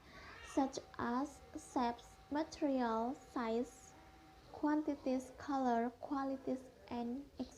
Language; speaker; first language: English; non-native, fluent; Indonesian